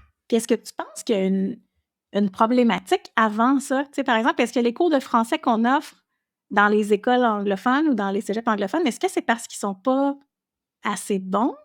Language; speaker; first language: French; native; French